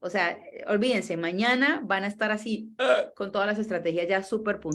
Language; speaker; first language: Spanish; native; Spanish